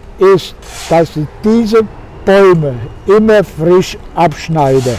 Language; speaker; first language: German; native; German